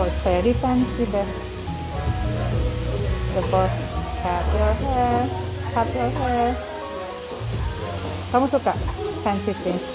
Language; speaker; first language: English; non-native, fluent; Indonesian